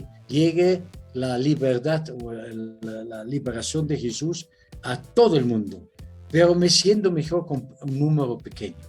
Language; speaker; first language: Spanish; non-native, fluent; German